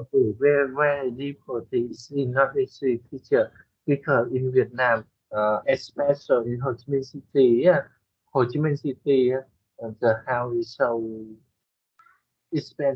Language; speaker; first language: English; non-native, learner; Vietnamese